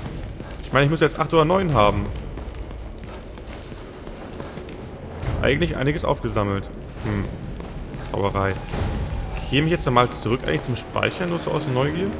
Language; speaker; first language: German; native; German